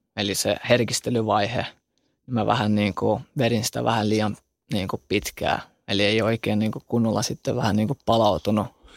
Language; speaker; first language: Finnish; early bilingual, other home language; Albanian